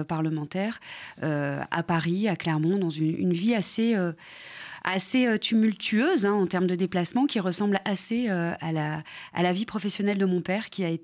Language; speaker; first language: French; native; French